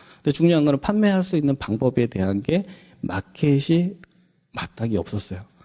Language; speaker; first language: Korean; native; Korean